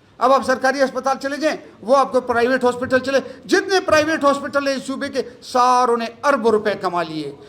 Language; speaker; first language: Urdu; non-native, local second language; Pashto